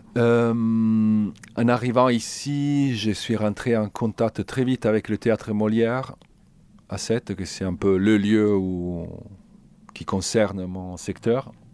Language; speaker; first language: French; non-native, fluent; Italian